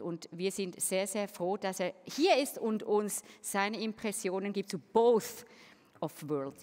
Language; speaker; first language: German; native; German